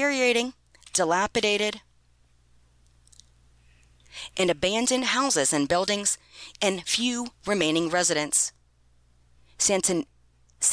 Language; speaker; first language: English; non-native, local second language; Iloko